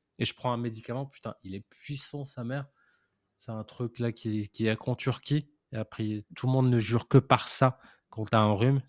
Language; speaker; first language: French; non-native, local second language; Arabic